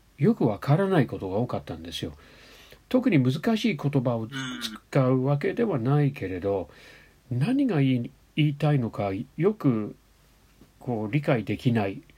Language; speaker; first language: Japanese; non-native, fluent; English